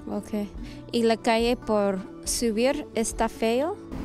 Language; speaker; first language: Spanish; non-native, learner; English